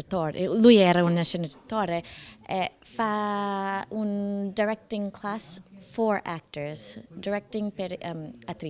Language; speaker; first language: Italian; non-native, learner; English